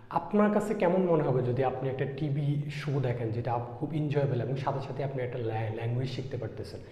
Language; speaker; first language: Bangla; native; Bangla